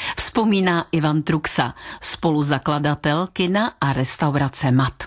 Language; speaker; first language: Czech; native; Czech